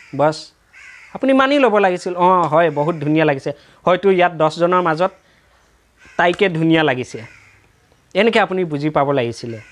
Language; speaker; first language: Assamese; non-native, local second language; Bangla